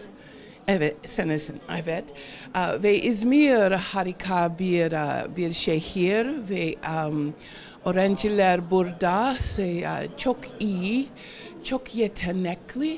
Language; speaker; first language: Turkish; non-native, learner; English